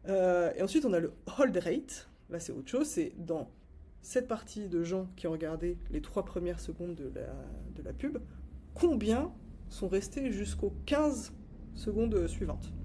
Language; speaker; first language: French; native; French